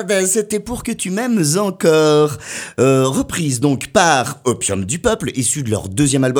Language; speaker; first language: French; native; French